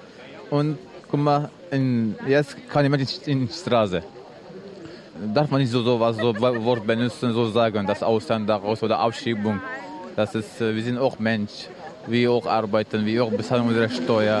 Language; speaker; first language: German; non-native, learner; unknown